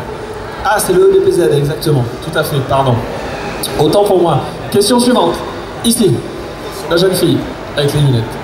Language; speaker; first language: French; native; French